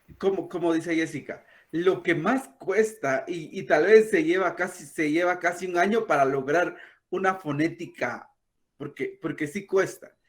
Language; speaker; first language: Spanish; non-native, local second language; Kaqchikel